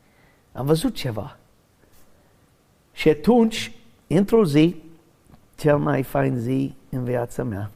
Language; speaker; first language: Romanian; non-native, learner; English